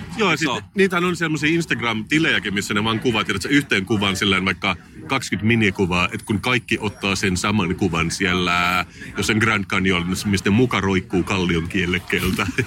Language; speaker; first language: Finnish; native; Finnish